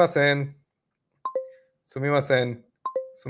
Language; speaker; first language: Japanese; non-native, learner; Spanish